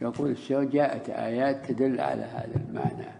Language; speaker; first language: Arabic; native; Arabic